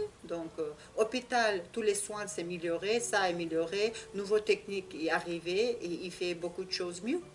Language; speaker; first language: French; non-native, learner; Russian